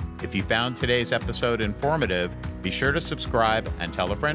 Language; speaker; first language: English; native; English